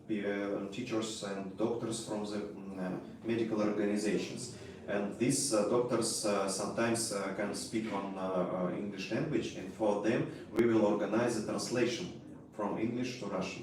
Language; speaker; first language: English; non-native, learner; Russian